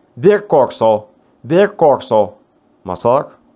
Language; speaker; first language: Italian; non-native, fluent; Arabic